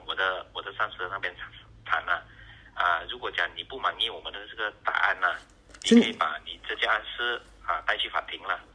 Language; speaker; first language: Chinese; native; Chinese